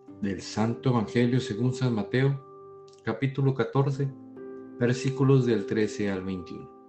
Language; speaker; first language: Spanish; native; Spanish